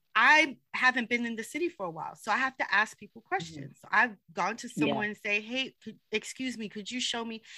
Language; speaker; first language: English; native; English